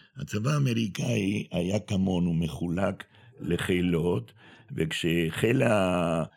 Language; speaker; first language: Hebrew; non-native, fluent; Spanish